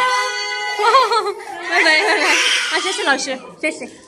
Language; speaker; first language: Chinese; non-native, learner; Urdu